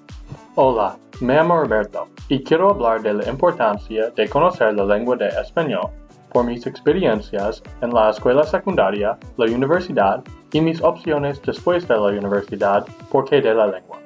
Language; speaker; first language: Spanish; non-native, learner; English